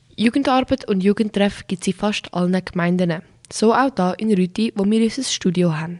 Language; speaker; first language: German; native; German